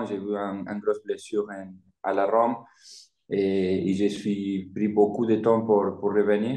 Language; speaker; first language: French; non-native, fluent; Spanish